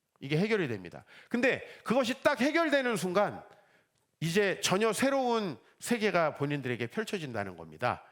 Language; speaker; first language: Korean; native; Korean